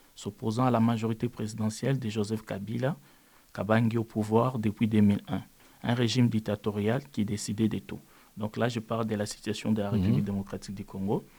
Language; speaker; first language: French; non-native, local second language; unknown